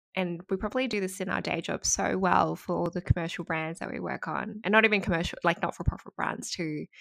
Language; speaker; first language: English; native; English